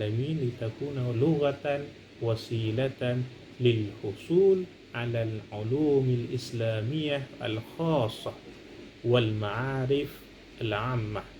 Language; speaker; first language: Arabic; non-native, fluent; Indonesian